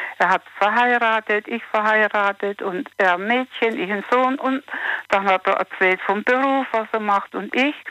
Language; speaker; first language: German; native; German